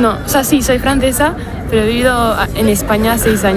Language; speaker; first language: Spanish; non-native, fluent; French